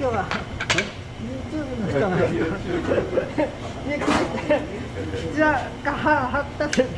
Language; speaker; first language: Japanese; native; Japanese